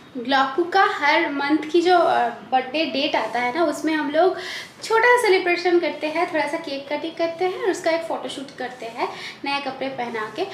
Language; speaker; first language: Hindi; non-native, local second language; Bangla